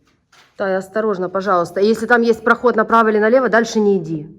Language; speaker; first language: Russian; native; Russian